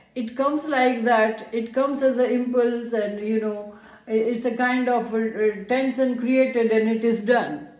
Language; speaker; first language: English; non-native, local second language; Gujarati